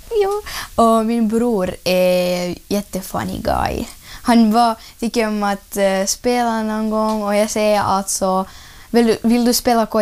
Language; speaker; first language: Swedish; non-native, learner; Russian